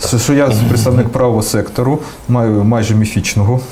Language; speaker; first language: Ukrainian; early bilingual, heritage; Russian